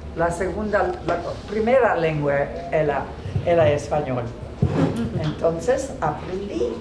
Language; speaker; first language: Spanish; non-native, fluent; Polish